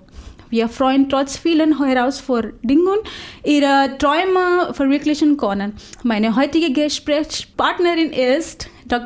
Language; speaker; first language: German; non-native, fluent; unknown